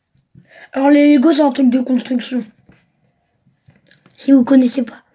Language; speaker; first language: French; early bilingual, other home language; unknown